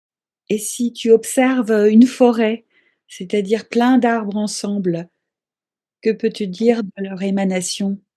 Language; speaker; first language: French; native; French